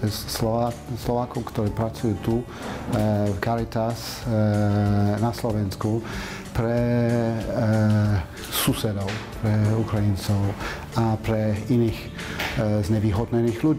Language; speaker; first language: Slovak; non-native, fluent; English